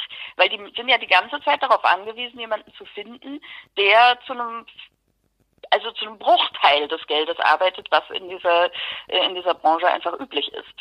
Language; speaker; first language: German; native; German